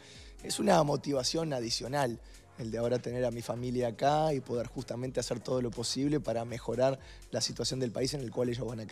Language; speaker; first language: Spanish; native; Spanish